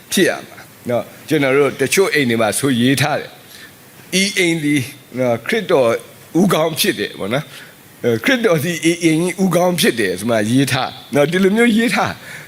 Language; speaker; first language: Burmese; non-native, local second language; S'gaw Karen